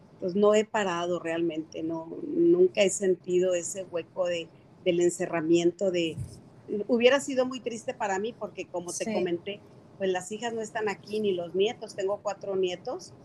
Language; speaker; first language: Spanish; native; Spanish